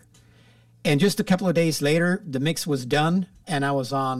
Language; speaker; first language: English; non-native, fluent; Swedish